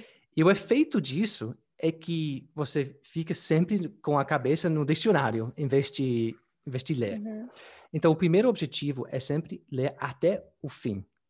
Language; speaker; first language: Portuguese; non-native, fluent; English